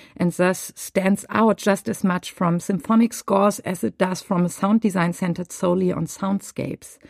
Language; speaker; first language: English; non-native, fluent; German